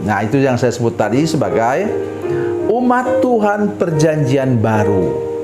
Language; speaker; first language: Indonesian; native; Indonesian